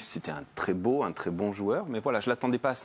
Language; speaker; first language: French; native; French